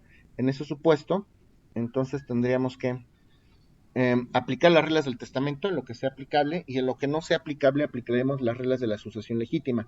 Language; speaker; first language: Spanish; native; Spanish